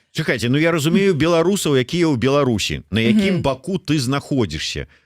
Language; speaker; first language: Belarusian; native; Belarusian